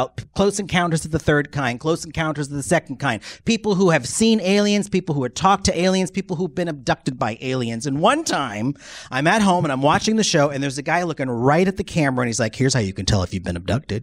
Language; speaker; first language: English; native; English